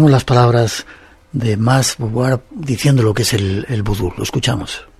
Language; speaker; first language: Spanish; native; Spanish